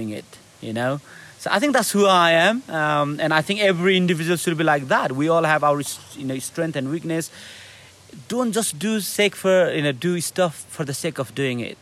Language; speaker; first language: English; non-native, local second language; Nepali